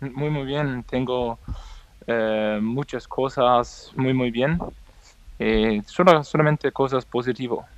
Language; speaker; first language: Spanish; non-native, learner; Danish